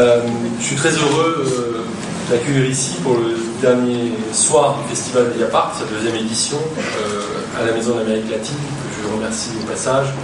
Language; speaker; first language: French; native; French